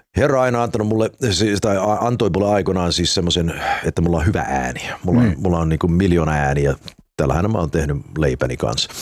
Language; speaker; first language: Finnish; early bilingual, heritage; Finnish